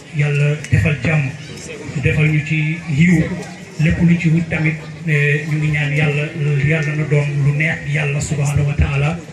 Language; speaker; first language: Wolof; non-native, fluent; Fula